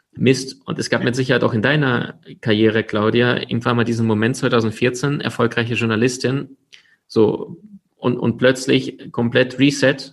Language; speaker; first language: German; early bilingual, other home language; Ukrainian